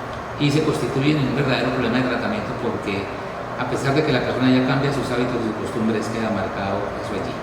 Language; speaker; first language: Spanish; native; Spanish